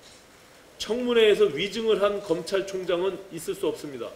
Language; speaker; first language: Korean; native; Korean